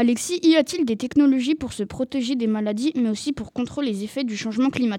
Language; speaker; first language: French; native; French